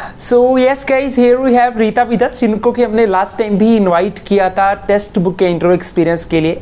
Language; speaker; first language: Hindi; native; Hindi